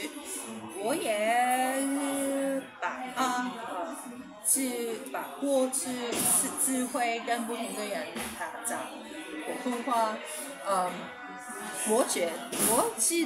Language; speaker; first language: Chinese; non-native, local second language; Cantonese